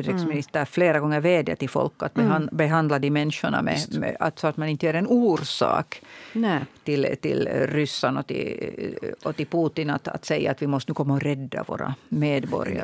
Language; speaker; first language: Swedish; native; Swedish